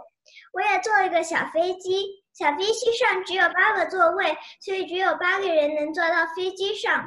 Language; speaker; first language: Chinese; early bilingual, heritage; Chinese